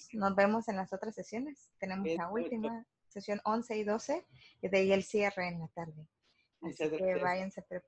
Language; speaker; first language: Spanish; native; Spanish